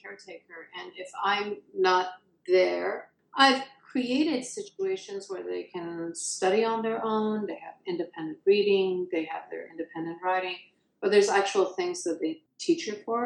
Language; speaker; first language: English; early bilingual, other home language; Persian